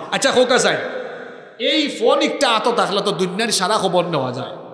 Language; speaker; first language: Bangla; non-native, local second language; Sylheti